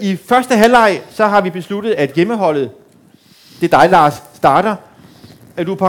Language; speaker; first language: Danish; native; Danish